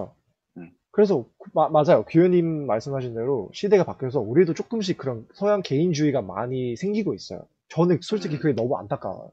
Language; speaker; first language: Korean; early bilingual, heritage; Korean